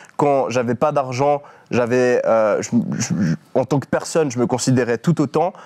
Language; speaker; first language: French; native; French